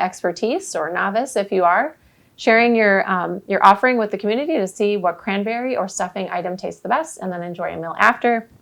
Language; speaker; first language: English; native; English